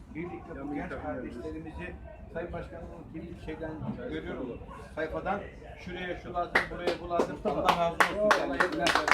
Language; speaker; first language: Turkish; native; Turkish